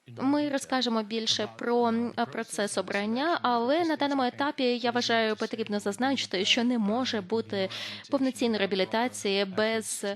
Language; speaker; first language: Ukrainian; non-native, fluent; Lithuanian